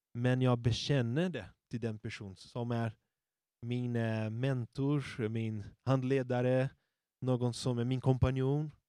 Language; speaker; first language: Swedish; non-native, fluent; Portuguese